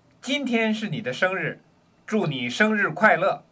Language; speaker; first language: Chinese; non-native, learner; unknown